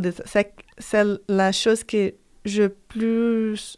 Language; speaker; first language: French; non-native, fluent; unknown